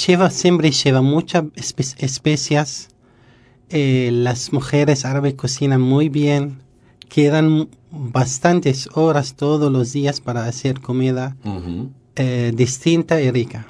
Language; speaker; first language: Spanish; non-native, learner; Arabic